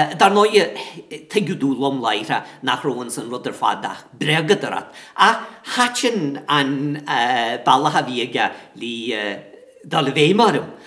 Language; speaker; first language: Irish; native; Irish